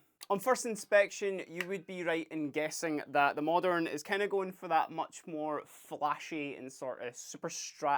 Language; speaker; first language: English; native; English